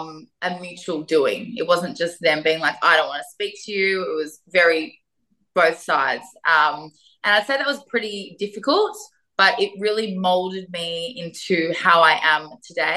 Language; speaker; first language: English; native; English